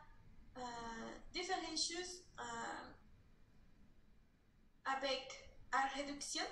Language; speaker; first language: French; non-native, learner; Spanish